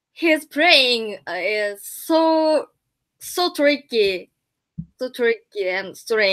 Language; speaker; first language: English; non-native, learner; Japanese